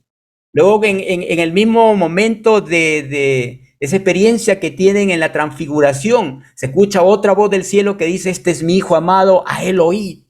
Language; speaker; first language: Spanish; native; Spanish